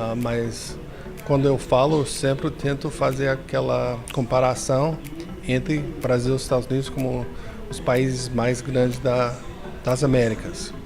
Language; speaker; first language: Portuguese; non-native, fluent; English